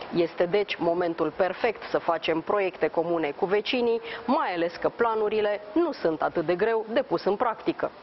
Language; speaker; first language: Romanian; native; Romanian